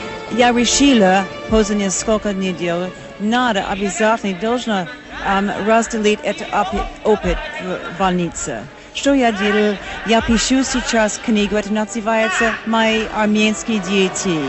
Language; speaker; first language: Russian; non-native, learner; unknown